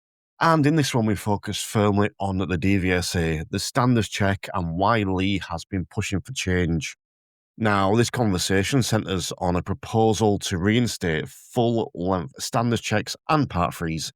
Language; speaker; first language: English; native; English